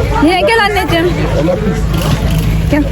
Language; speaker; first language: Turkish; early bilingual, heritage; Turkish